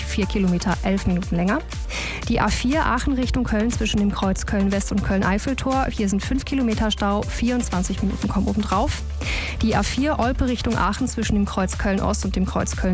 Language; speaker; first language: German; native; German